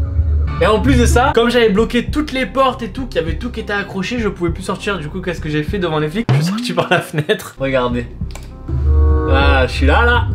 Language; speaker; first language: French; native; French